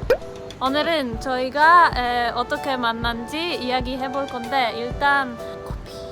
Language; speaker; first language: Korean; non-native, fluent; Polish